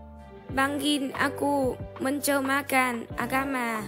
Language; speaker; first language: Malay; non-native, learner; Vietnamese